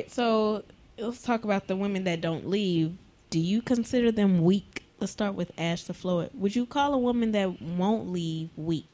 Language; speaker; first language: English; native; English